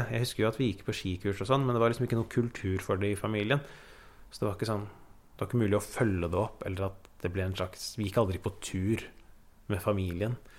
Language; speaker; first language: Norwegian; early bilingual, other home language; Persian